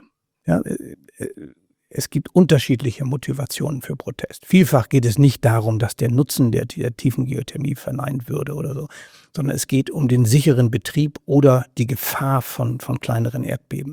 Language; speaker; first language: German; native; German